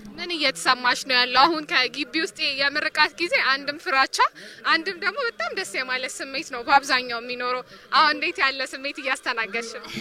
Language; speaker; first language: Amharic; native; Amharic